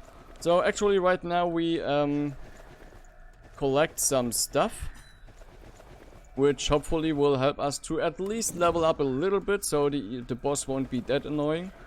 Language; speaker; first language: English; non-native, fluent; German